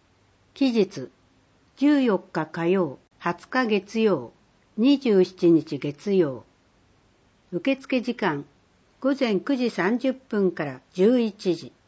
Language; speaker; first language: Japanese; native; Japanese